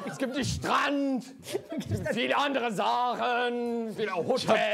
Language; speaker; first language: German; non-native, learner; Italian